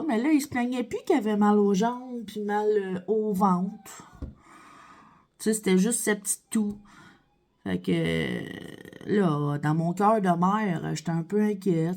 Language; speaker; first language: French; native; French